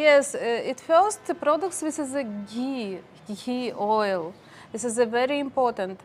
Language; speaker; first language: English; non-native, learner; Ukrainian